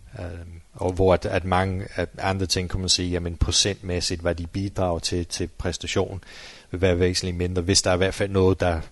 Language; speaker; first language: Danish; non-native, fluent; English